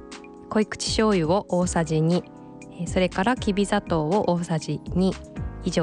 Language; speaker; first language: Japanese; native; Japanese